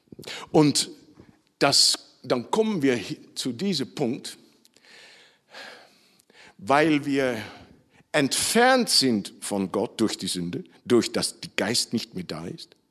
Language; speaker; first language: German; non-native, fluent; Dutch